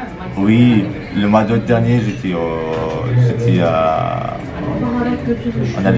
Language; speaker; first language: French; non-native, local second language; Kabyle